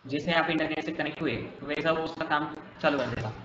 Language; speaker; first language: Hindi; non-native, local second language; Marathi